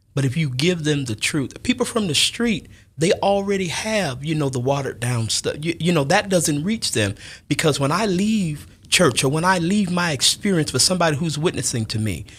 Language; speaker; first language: English; native; English